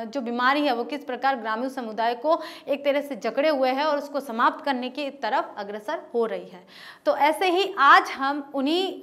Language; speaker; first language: Hindi; native; Hindi